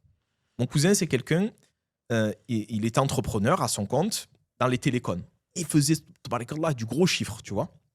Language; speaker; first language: French; native; French